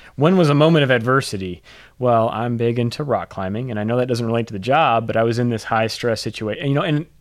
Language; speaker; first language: English; native; English